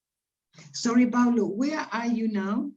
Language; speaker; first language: English; non-native, fluent; Spanish